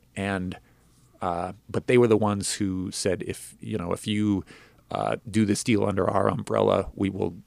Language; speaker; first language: English; native; English